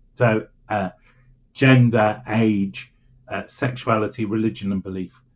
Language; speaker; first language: English; native; English